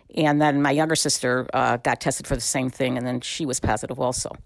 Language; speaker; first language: English; native; English